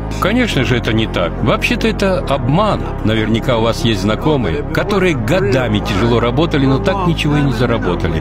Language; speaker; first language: Russian; native; Russian